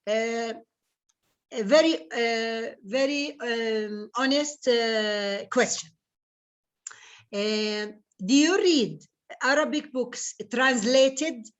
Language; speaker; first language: English; non-native, learner; Arabic